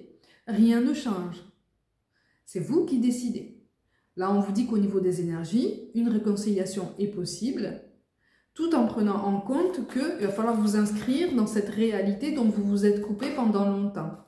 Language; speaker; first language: French; native; French